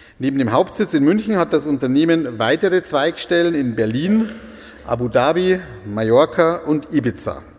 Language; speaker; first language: German; native; German